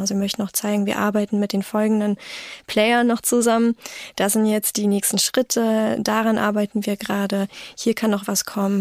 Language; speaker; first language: German; native; German